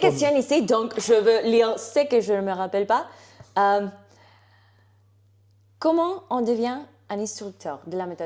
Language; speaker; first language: French; non-native, fluent; Spanish